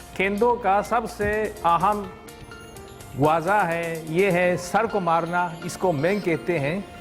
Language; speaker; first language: Urdu; non-native, fluent; Japanese